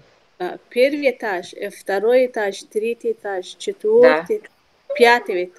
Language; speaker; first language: Russian; non-native, learner; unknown